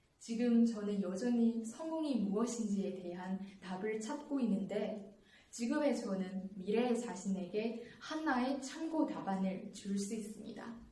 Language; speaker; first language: Korean; non-native, fluent; Chinese